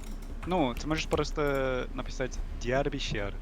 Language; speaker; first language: Russian; non-native, learner; English